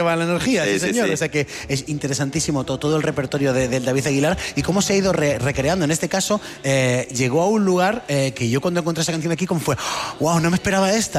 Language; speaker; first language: Spanish; native; Spanish